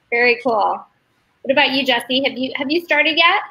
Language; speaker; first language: English; native; English